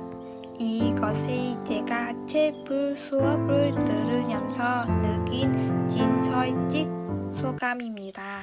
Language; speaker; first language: Korean; non-native, fluent; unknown